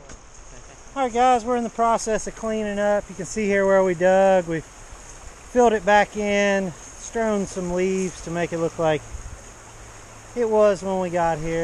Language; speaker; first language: English; native; English